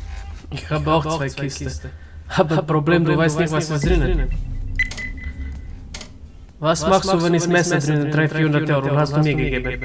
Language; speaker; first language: German; non-native, learner; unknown